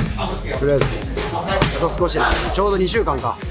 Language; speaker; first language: Japanese; native; Japanese